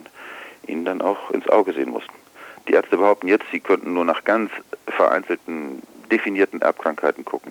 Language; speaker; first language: German; native; German